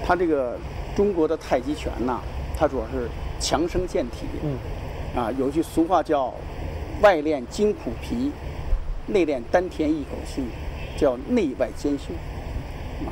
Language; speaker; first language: Chinese; native; Chinese